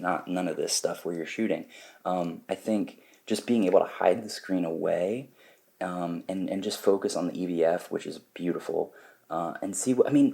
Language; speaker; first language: English; native; English